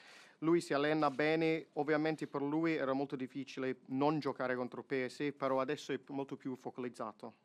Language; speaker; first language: Italian; non-native, fluent; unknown